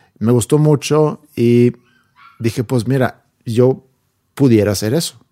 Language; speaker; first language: Spanish; non-native, fluent; Swedish